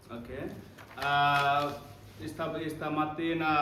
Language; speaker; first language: Italian; non-native, learner; Bangla